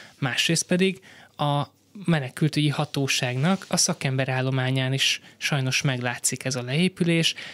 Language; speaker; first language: Hungarian; native; Hungarian